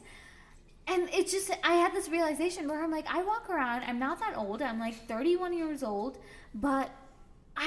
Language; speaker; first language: English; native; English